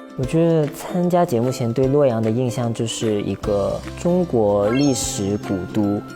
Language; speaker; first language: Chinese; early bilingual, heritage; Chinese